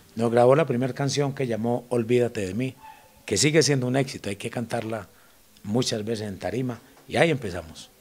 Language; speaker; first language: Spanish; native; Spanish